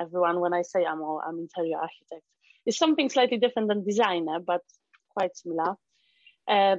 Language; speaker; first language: English; non-native, fluent; Polish